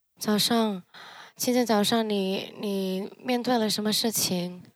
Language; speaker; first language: Chinese; early bilingual, heritage; Chinese